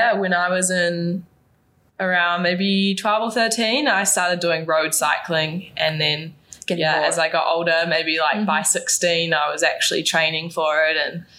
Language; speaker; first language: English; native; English